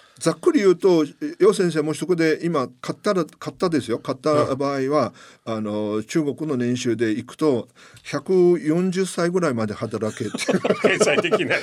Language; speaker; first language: Japanese; non-native, fluent; Chinese